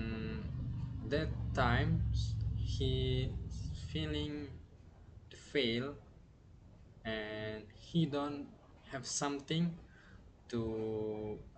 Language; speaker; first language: English; non-native, learner; Indonesian